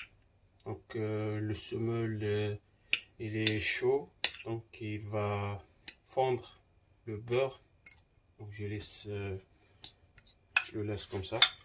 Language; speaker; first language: French; non-native, local second language; Arabic